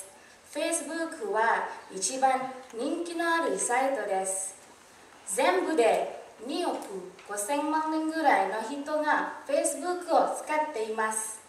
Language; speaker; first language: Japanese; non-native, learner; English